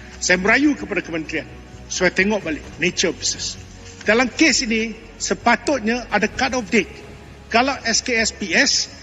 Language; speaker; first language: Malay; non-native, local second language; Chinese